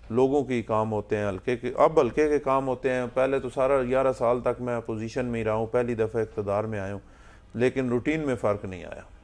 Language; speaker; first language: Urdu; non-native, local second language; Punjabi